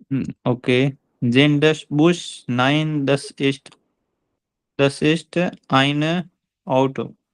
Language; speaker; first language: German; non-native, learner; Hindi